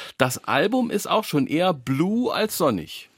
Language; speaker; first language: German; native; German